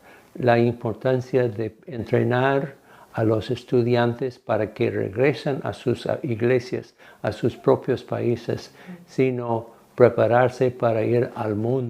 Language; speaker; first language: Spanish; non-native, fluent; English